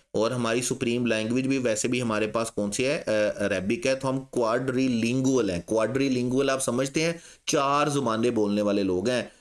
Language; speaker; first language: Urdu; non-native, local second language; Punjabi